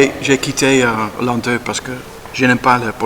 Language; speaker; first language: French; non-native, learner; Dutch